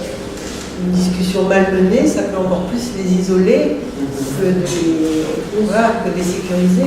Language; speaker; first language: French; native; French